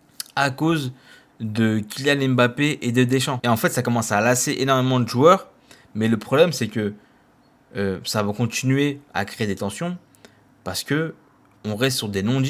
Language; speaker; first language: French; native; French